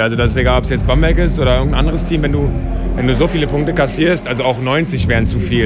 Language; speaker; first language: German; native; German